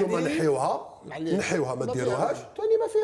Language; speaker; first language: Arabic; native; Arabic